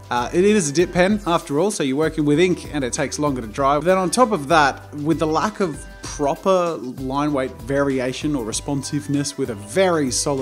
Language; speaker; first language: English; native; English